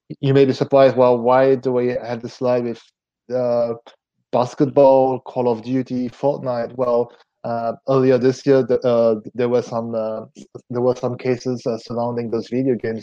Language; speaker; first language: English; non-native, fluent; French